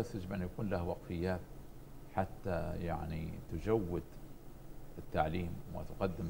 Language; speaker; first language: Arabic; native; Arabic